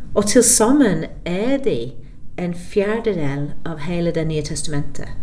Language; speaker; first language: Norwegian; non-native, fluent; English